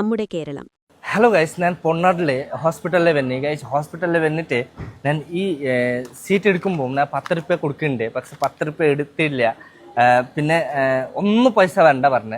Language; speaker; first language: Malayalam; non-native, local second language; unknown